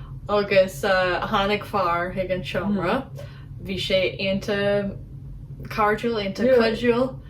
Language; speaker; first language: Irish; non-native, local second language; English